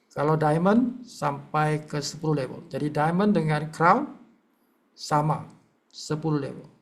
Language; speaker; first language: Malay; native; Malay